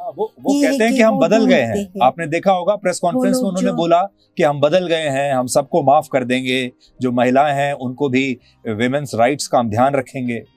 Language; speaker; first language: Hindi; native; Hindi